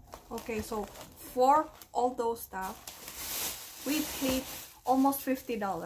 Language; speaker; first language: English; non-native, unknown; Indonesian